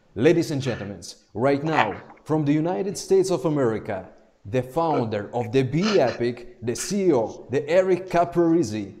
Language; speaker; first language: English; non-native, fluent; Russian